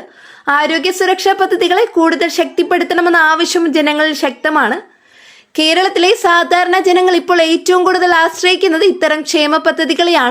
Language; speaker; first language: Malayalam; native; Malayalam